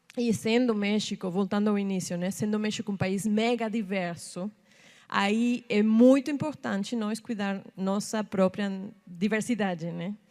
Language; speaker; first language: Portuguese; non-native, fluent; Spanish